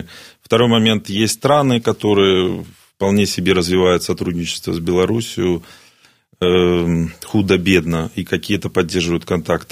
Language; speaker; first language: Russian; native; Russian